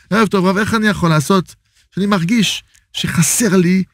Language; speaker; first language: Hebrew; non-native, fluent; French